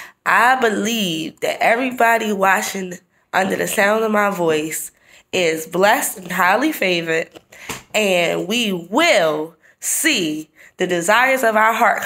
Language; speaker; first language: English; native; English